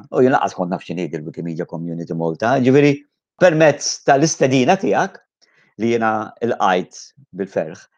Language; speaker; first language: Maltese; native; Maltese